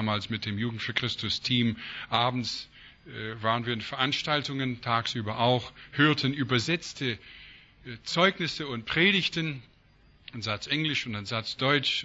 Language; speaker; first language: German; non-native, fluent; English